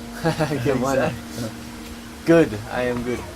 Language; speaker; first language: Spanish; non-native, learner; English